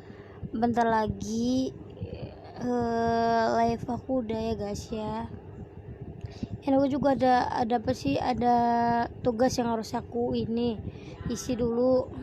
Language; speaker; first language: Indonesian; native; Indonesian